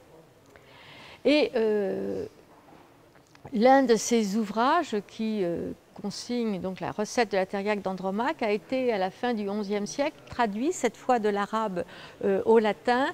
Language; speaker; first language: French; native; French